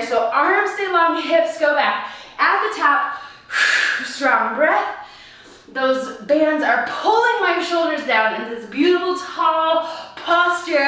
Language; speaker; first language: English; native; English